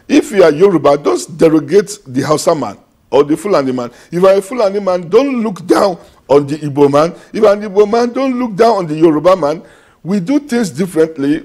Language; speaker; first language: English; non-native, local second language; Yoruba